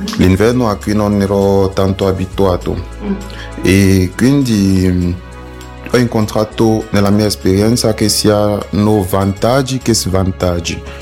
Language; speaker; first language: Italian; non-native, fluent; French